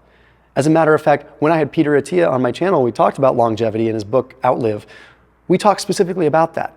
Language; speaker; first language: English; native; English